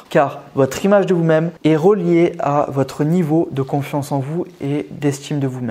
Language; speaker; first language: French; native; French